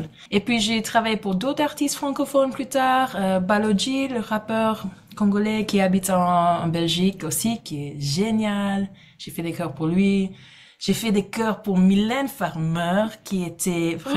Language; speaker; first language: French; non-native, fluent; English